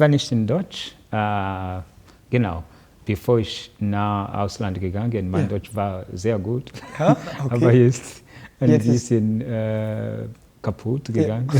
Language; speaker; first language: German; non-native, learner; Kinyarwanda